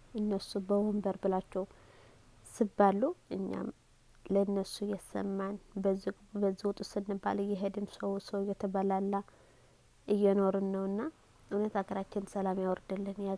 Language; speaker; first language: Amharic; non-native, local second language; Tigrinya